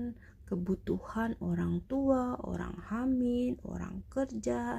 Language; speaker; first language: Indonesian; native; Indonesian